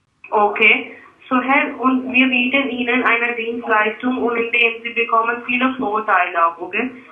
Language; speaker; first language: German; non-native, learner; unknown